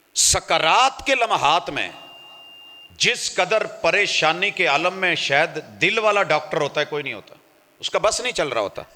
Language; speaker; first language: Urdu; non-native, local second language; Punjabi